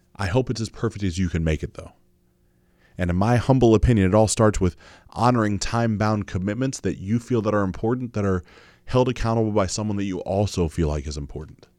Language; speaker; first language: English; native; English